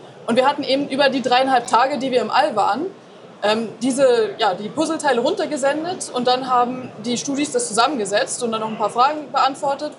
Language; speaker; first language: German; native; German